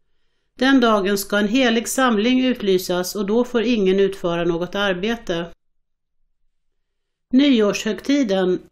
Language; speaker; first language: Swedish; native; Swedish